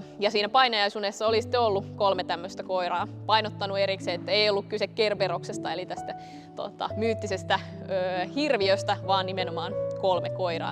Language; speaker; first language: Finnish; native; Finnish